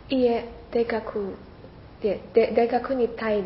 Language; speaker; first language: Japanese; non-native, learner; Indonesian